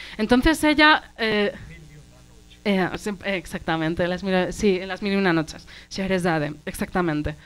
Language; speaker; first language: Spanish; early bilingual, other home language; Arabic